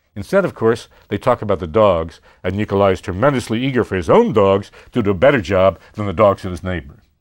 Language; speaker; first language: English; native; English